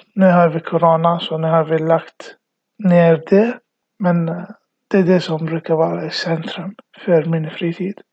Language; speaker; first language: Swedish; early bilingual, other home language; Arabic